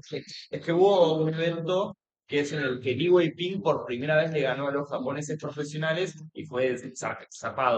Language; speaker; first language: Spanish; native; Spanish